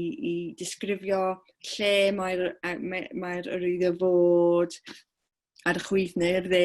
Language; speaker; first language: Welsh; non-native, fluent; English